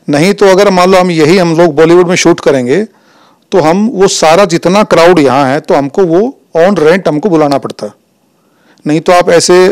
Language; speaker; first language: Hindi; native; Hindi